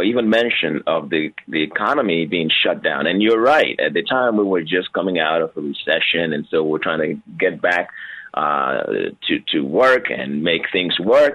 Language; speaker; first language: English; non-native, local second language; Yoruba